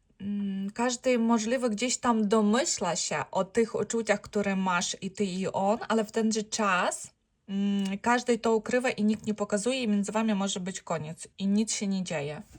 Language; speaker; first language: Polish; non-native, learner; Ukrainian